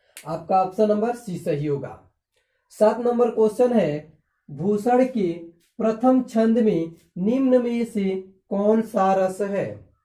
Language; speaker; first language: Hindi; native; Hindi